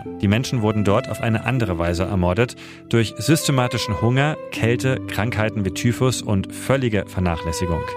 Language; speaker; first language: German; native; German